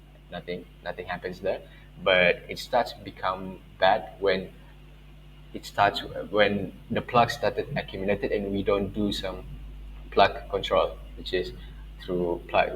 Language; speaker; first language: English; non-native, local second language; Malay